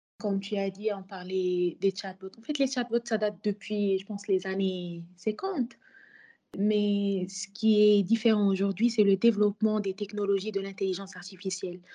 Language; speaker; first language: French; non-native, local second language; Arabic